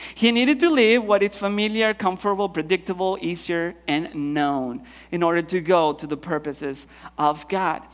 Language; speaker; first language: English; non-native, fluent; Spanish